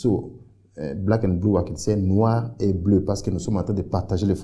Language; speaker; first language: French; non-native, fluent; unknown